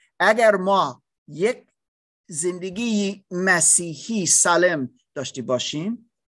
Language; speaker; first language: Persian; non-native, learner; English